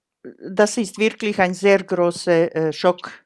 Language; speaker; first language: German; non-native, fluent; Croatian